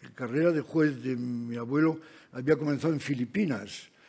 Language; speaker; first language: Spanish; native; Spanish